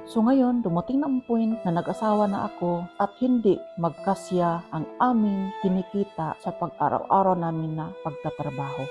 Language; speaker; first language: Filipino; non-native, local second language; Cebuano